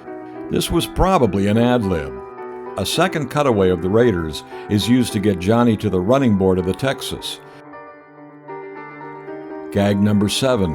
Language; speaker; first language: English; native; English